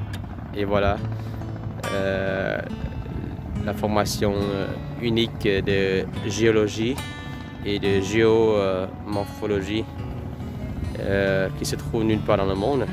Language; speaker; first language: French; non-native, fluent; Vietnamese